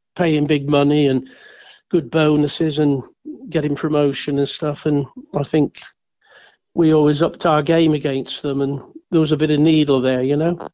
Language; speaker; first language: English; native; English